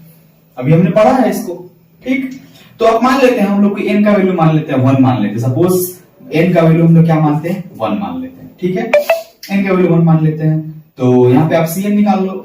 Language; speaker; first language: Hindi; native; Hindi